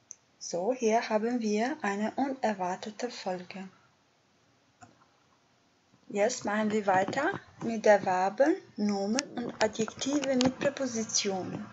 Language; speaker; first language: German; non-native, fluent; Albanian